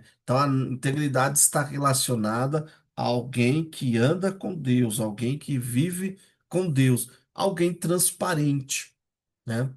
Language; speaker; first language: Portuguese; native; Portuguese